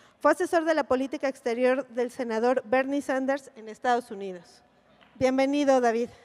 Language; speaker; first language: Spanish; native; Spanish